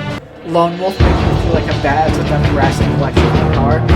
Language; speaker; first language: English; native; English